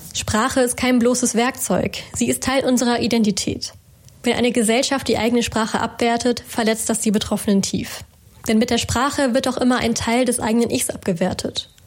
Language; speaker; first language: German; native; German